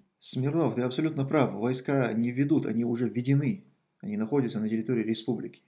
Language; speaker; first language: Russian; non-native, local second language; Chechen